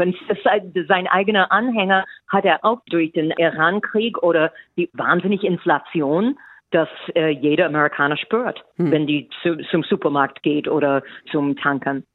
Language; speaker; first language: German; non-native, fluent; English